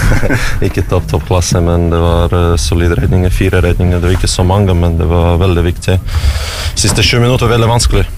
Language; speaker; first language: Norwegian; non-native, learner; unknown